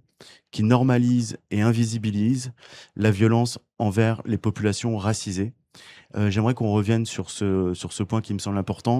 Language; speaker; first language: French; native; French